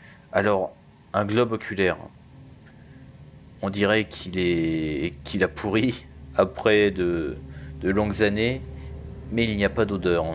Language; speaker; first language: French; native; French